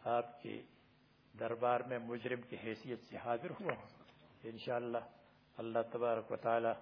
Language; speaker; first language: Urdu; native; Urdu